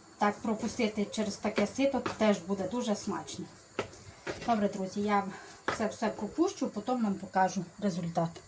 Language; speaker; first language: Ukrainian; native; Ukrainian